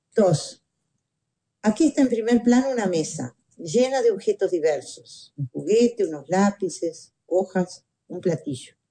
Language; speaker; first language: Spanish; native; Spanish